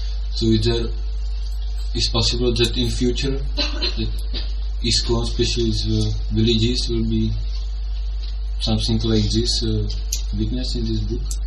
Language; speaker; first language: English; non-native, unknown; Czech